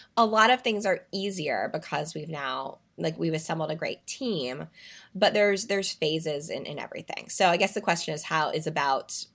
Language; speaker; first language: English; native; English